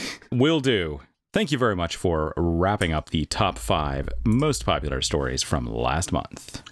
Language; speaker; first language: English; native; English